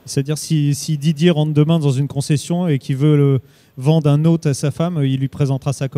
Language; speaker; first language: French; native; French